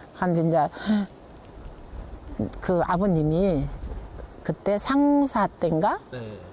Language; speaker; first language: Korean; native; Korean